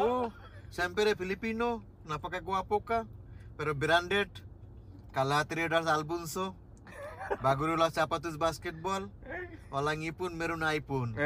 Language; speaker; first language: Filipino; non-native, learner; Bangla